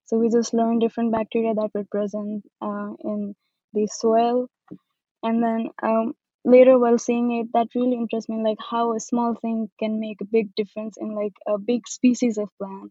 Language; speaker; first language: English; non-native, local second language; Nepali